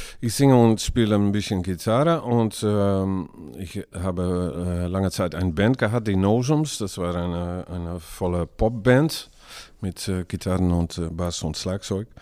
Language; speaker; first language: German; non-native, learner; Dutch